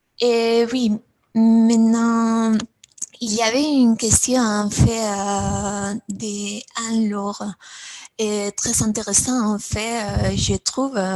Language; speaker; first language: French; non-native, fluent; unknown